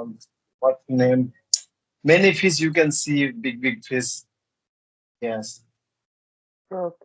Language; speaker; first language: English; non-native, learner; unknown